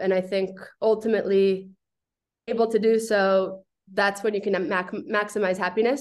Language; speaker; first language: English; native; English